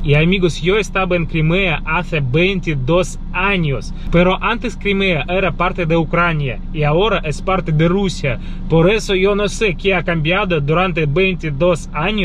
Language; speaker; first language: Spanish; non-native, fluent; Russian